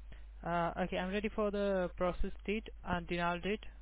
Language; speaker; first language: English; non-native, local second language; Gujarati